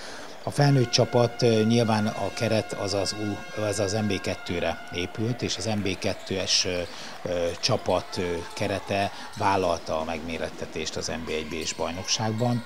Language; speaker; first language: Hungarian; native; Hungarian